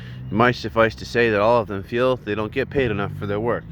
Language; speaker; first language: English; native; English